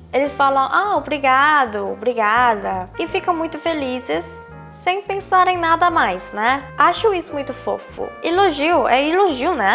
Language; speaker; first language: Portuguese; non-native, fluent; Korean